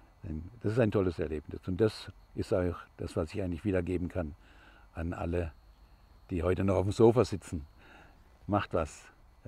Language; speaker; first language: German; non-native, fluent; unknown